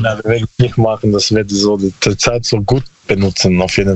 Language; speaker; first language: German; non-native, learner; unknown